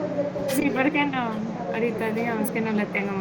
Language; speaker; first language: Spanish; native; Spanish